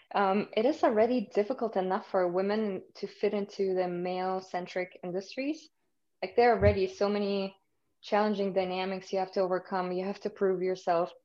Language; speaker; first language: English; early bilingual, other home language; Russian